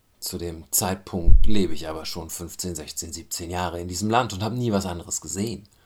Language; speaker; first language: German; early bilingual, other home language; Turkish